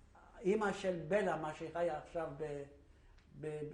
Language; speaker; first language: Hebrew; non-native, fluent; Yiddish